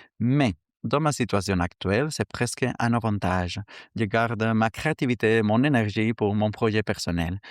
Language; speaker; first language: French; non-native, fluent; Spanish